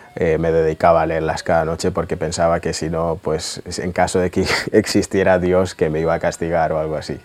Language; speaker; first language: Spanish; early bilingual, other home language; Russian